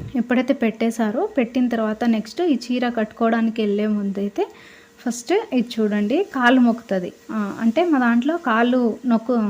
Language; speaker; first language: Telugu; non-native, local second language; Lambadi